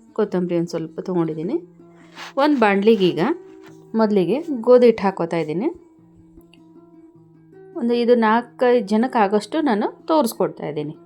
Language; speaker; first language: Kannada; native; Kannada